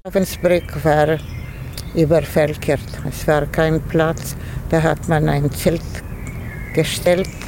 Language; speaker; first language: German; non-native, fluent; Polish